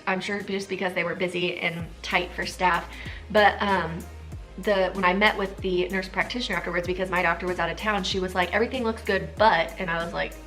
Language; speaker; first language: English; native; English